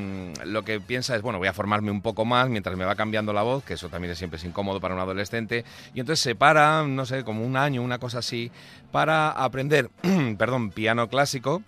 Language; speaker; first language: Spanish; native; Spanish